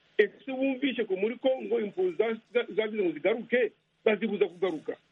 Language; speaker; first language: Kinyarwanda; native; Kinyarwanda